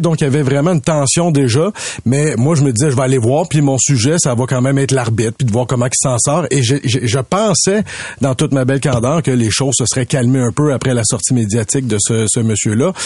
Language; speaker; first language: French; native; French